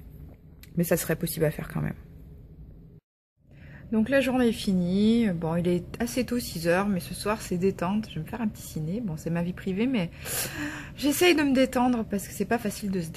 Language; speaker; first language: French; native; French